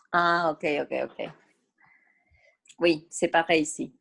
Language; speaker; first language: French; non-native, fluent; Spanish